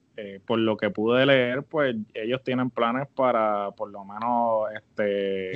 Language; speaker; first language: Spanish; native; Spanish